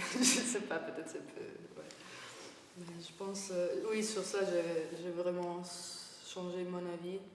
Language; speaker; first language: French; non-native, fluent; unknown